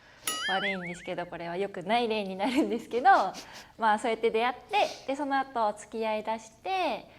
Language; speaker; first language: Japanese; native; Japanese